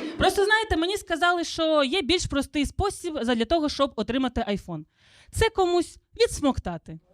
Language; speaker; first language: Ukrainian; non-native, local second language; Russian